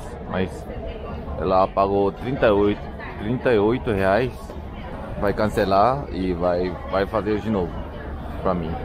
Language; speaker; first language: Portuguese; non-native, learner; Korean